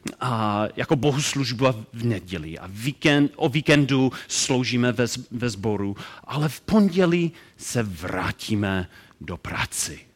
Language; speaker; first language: Czech; non-native, learner; English